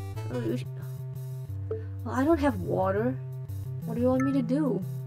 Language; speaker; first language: English; non-native, fluent; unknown